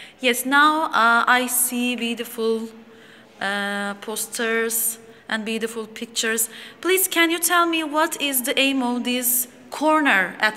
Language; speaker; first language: English; non-native, learner; Turkish